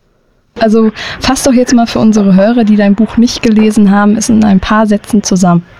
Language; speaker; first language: German; native; German